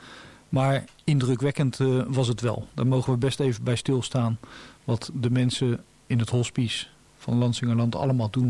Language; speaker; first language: Dutch; native; Dutch